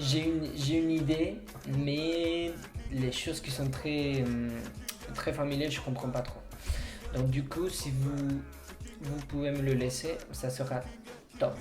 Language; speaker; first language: French; non-native, fluent; Spanish